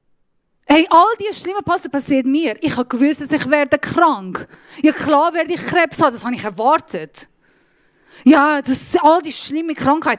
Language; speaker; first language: German; non-native, fluent; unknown